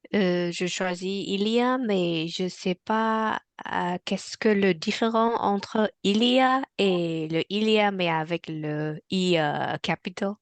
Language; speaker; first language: French; non-native, learner; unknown